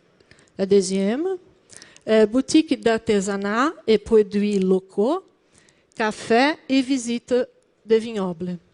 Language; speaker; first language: French; non-native, learner; Portuguese